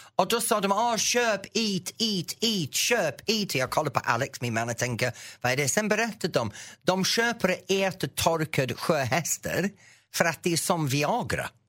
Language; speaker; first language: Swedish; non-native, fluent; English